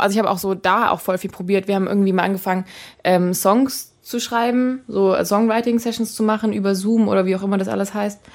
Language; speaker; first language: German; native; German